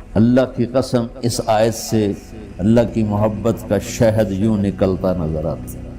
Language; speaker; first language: Urdu; non-native, local second language; Punjabi